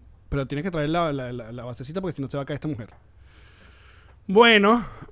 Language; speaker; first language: Spanish; native; Spanish